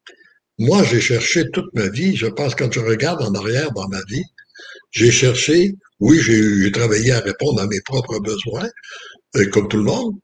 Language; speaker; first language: French; native; French